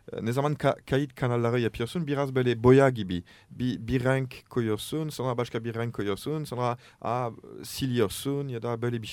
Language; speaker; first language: Turkish; non-native, learner; French